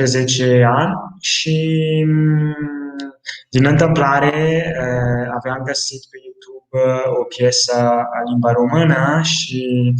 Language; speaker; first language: Romanian; non-native, fluent; Italian